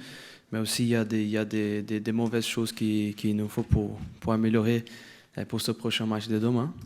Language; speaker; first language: French; non-native, fluent; Portuguese